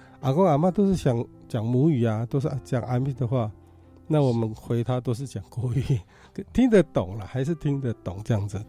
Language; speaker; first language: Chinese; native; Chinese